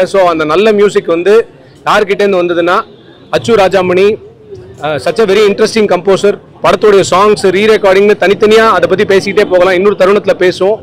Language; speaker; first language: Tamil; native; Tamil